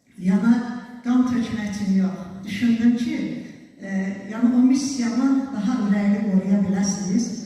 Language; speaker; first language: Azerbaijani; native; Azerbaijani